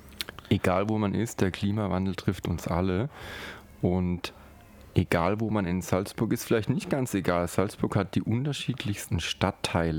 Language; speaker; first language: German; native; German